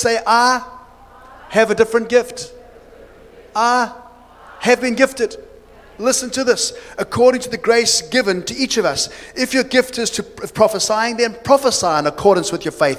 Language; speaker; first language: English; native; English